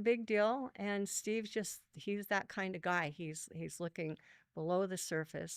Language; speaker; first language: English; native; English